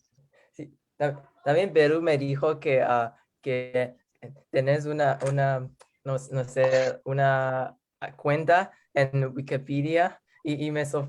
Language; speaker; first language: Spanish; non-native, learner; English